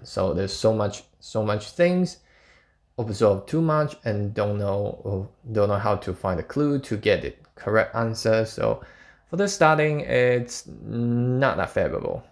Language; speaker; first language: English; non-native, fluent; Chinese